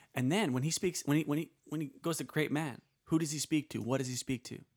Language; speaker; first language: English; early bilingual, other home language; Icelandic